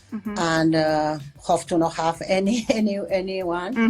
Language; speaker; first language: English; non-native, fluent; Spanish